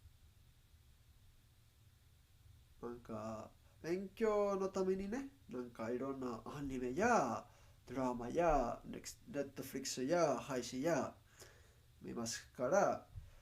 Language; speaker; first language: Japanese; non-native, learner; Spanish